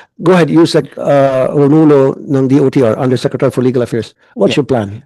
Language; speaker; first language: English; non-native, local second language; Filipino